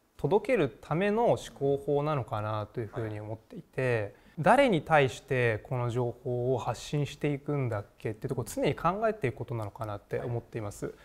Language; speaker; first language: Japanese; native; Japanese